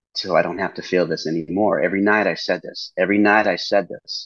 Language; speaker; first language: English; native; English